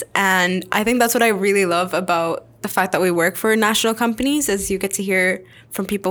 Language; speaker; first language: English; non-native, fluent; Arabic